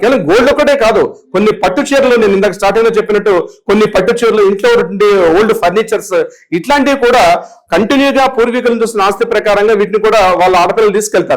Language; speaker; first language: Telugu; native; Telugu